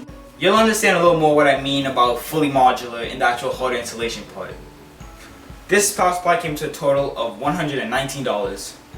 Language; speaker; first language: English; native; English